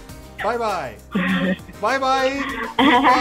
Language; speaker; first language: Spanish; non-native, learner; Portuguese